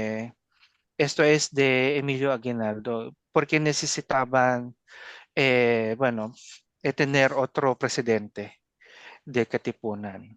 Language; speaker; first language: Spanish; non-native, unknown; Filipino